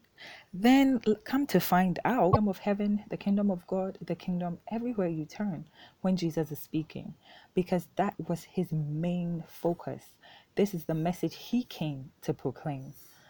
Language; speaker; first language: English; non-native, local second language; Akan